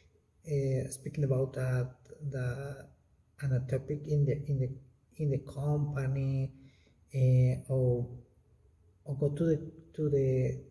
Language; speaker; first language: English; non-native, learner; Spanish